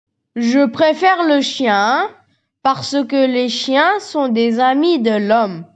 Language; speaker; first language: French; non-native, learner; Tamil